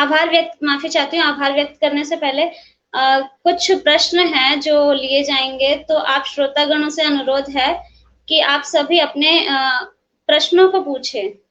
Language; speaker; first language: Hindi; native; Hindi